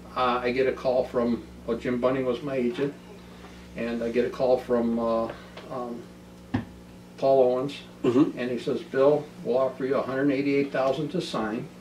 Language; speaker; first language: English; native; English